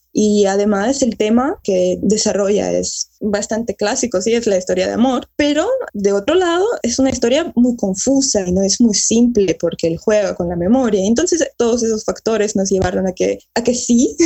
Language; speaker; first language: Spanish; early bilingual, heritage; Spanish